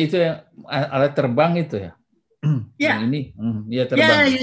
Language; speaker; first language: Indonesian; non-native, local second language; Sundanese